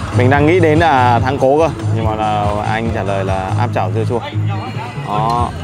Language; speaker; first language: Vietnamese; non-native, local second language; Hmong